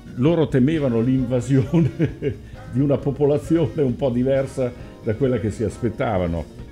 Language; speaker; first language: Italian; native; Italian